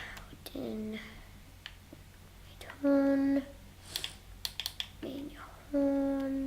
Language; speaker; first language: Welsh; non-native, local second language; English